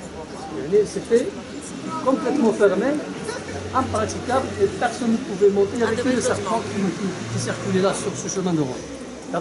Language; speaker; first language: French; non-native, local second language; Arabic